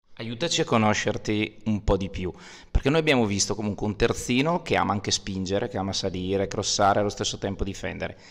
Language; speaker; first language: Italian; native; Italian